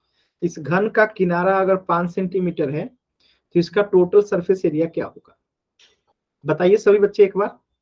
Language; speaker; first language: Hindi; native; Hindi